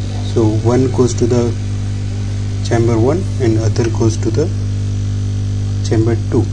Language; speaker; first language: English; non-native, local second language; Hindi